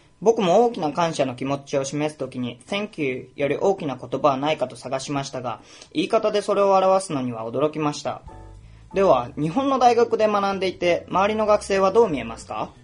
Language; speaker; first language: Japanese; native; Japanese